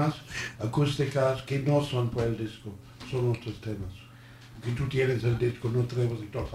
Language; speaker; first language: Spanish; non-native, learner; English